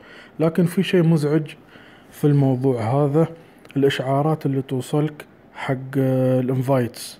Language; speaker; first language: Arabic; native; Arabic